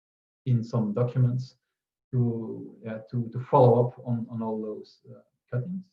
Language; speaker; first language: English; non-native, fluent; Dutch